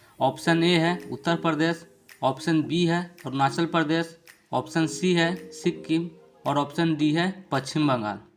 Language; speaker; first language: Hindi; native; Hindi